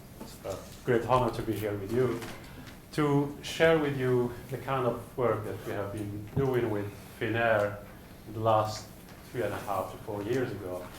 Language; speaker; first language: English; non-native, fluent; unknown